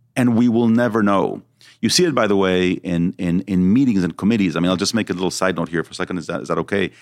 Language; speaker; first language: English; early bilingual, other home language; Hebrew